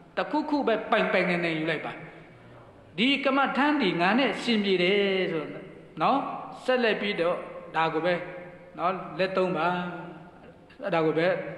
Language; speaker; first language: Burmese; non-native, local second language; Pa'o Karen